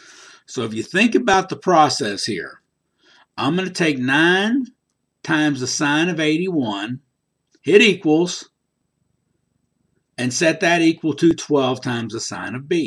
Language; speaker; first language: English; native; English